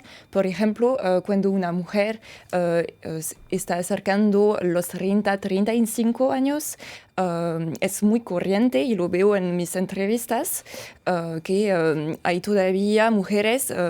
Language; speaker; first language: Spanish; non-native, fluent; French